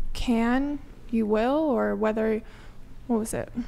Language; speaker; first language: English; native; English